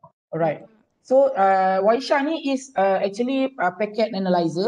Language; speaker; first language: English; non-native, local second language; Malay